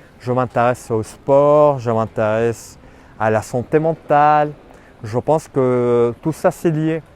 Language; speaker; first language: French; non-native, fluent; Spanish